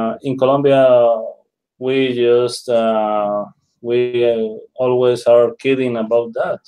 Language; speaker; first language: English; non-native, learner; Spanish